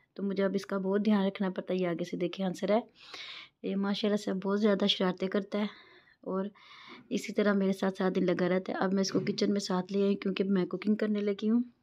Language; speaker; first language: Urdu; non-native, local second language; Punjabi